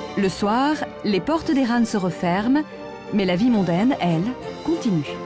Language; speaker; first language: French; native; French